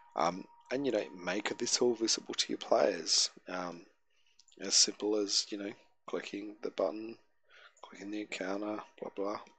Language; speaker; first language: English; native; English